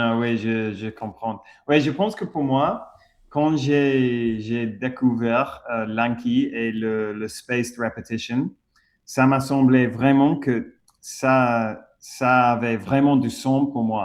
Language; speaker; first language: French; non-native, fluent; English